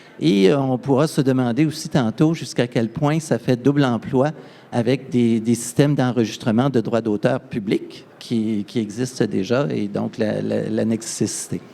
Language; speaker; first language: French; native; French